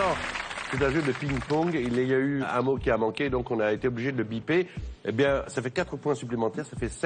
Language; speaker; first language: French; native; French